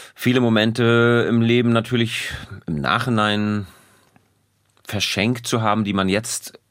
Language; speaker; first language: German; native; German